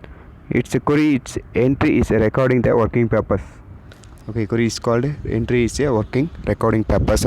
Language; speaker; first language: English; non-native, local second language; Tamil